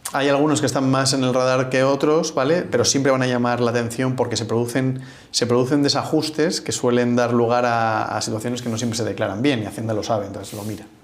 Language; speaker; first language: Spanish; native; Spanish